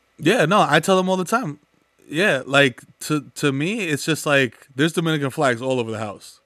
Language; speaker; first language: English; early bilingual, other home language; Spanish